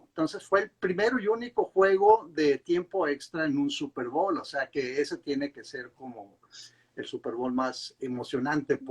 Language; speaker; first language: Spanish; native; Spanish